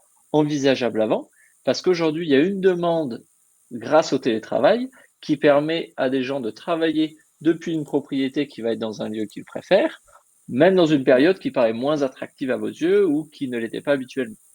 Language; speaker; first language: French; native; French